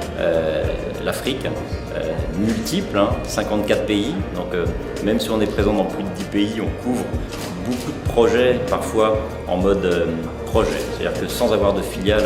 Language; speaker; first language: French; native; French